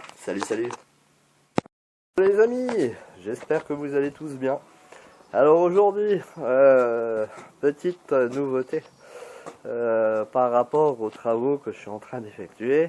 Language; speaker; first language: French; native; French